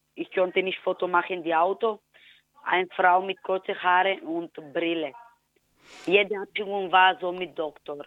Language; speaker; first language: German; non-native, learner; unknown